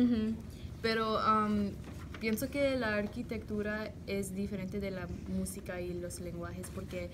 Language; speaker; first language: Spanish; non-native, learner; English